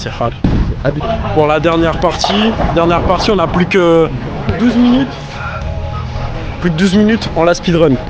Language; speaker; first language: French; native; French